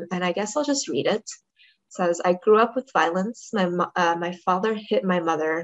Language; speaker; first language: English; native; English